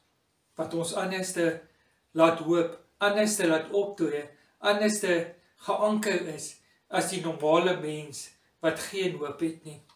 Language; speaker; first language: Afrikaans; native; Afrikaans